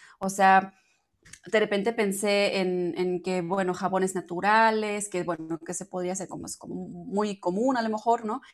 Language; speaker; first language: Spanish; non-native, fluent; German